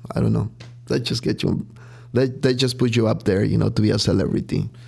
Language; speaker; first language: English; non-native, fluent; Spanish